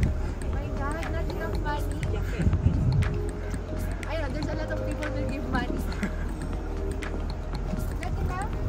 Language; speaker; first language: English; non-native, local second language; Filipino